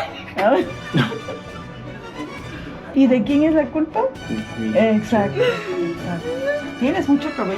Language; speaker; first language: Spanish; native; Spanish